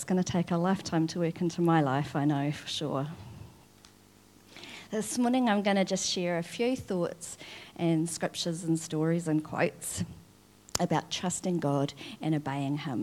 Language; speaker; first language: English; native; English